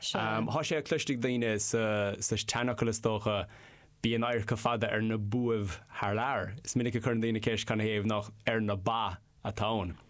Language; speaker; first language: Irish; non-native, local second language; English